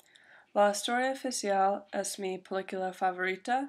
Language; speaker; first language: Spanish; non-native, learner; English